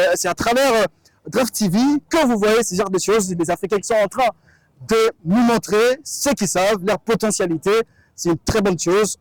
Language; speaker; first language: French; non-native, local second language; Lingala